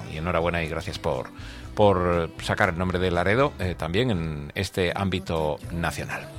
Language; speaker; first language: Spanish; native; Spanish